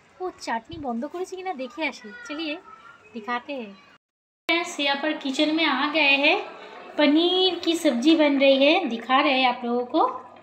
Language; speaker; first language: Hindi; non-native, local second language; Bangla